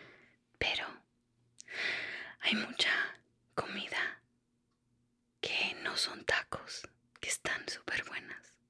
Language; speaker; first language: Spanish; early bilingual, heritage; Spanish